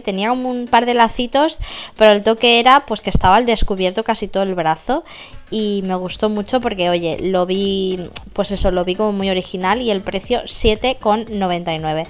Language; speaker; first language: Spanish; native; Spanish